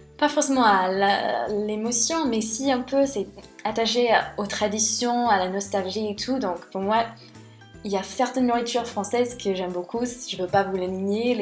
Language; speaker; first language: French; non-native, fluent; English